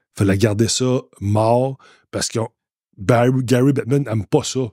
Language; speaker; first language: French; native; French